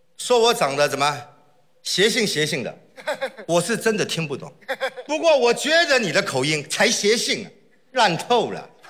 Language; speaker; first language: Chinese; native; Chinese